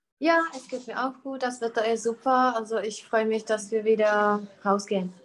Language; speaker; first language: German; non-native, fluent; Czech